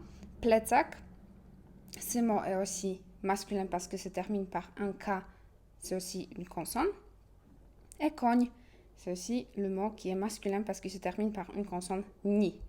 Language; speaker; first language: French; non-native, fluent; Polish